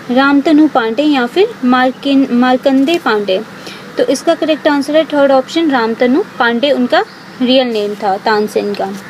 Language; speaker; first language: Hindi; native; Hindi